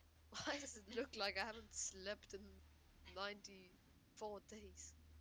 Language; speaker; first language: English; non-native, fluent; Danish